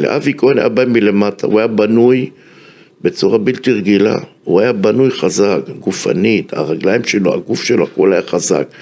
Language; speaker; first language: Hebrew; native; Hebrew